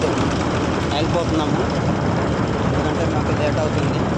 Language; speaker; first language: Telugu; native; Telugu